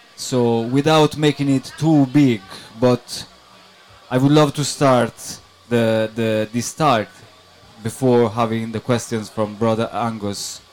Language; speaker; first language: English; non-native, fluent; Italian